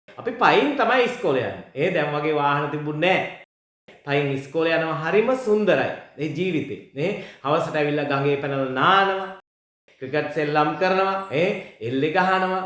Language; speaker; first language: Sinhala; native; Sinhala